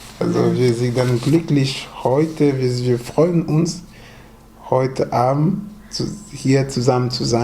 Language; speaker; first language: German; non-native, fluent; French